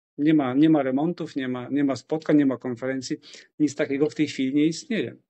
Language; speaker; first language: Polish; native; Polish